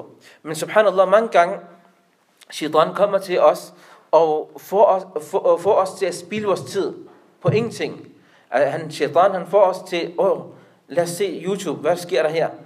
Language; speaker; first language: Danish; non-native, local second language; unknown